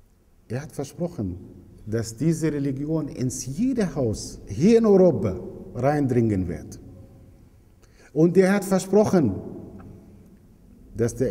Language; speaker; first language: German; non-native, fluent; Arabic